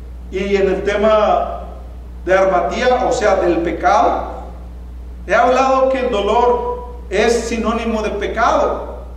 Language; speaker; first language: Spanish; native; Spanish